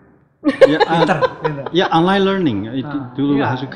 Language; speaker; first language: Indonesian; non-native, learner; Chinese